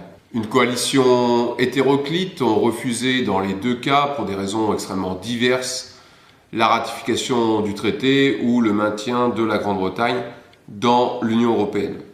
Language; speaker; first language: French; native; French